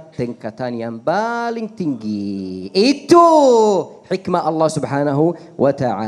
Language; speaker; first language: Indonesian; non-native, fluent; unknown